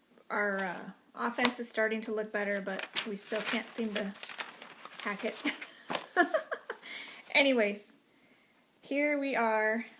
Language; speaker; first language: English; native; English